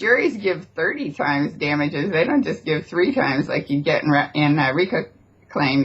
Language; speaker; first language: English; native; English